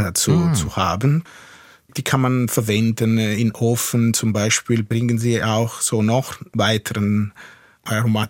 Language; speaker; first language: German; non-native, fluent; Italian